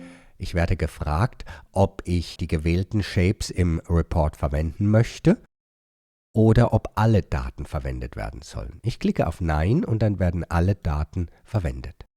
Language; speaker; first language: German; native; German